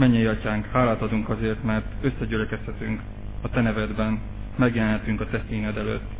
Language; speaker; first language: Hungarian; native; Hungarian